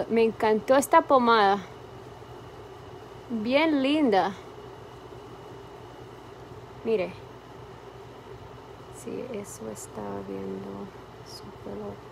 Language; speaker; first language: Spanish; early bilingual, heritage; Spanish